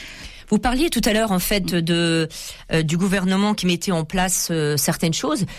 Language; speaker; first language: French; native; French